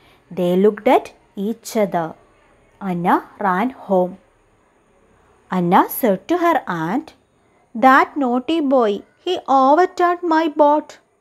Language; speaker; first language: English; non-native, local second language; Malayalam